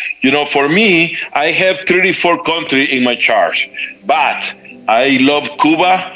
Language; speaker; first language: English; non-native, learner; Spanish